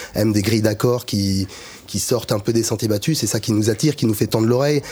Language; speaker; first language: French; native; French